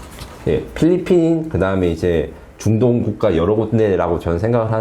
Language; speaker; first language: Korean; native; Korean